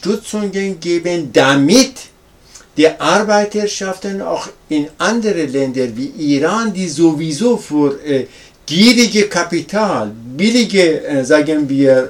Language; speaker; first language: German; non-native, learner; Persian